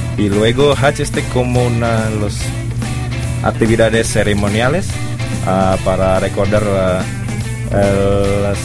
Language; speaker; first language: Spanish; non-native, learner; Indonesian